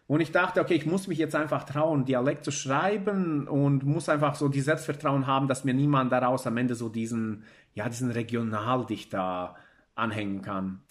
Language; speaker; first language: German; early bilingual, other home language; Bosnian